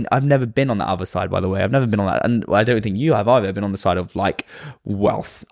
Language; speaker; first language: English; native; English